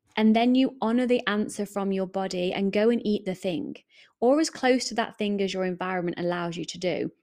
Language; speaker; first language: English; native; English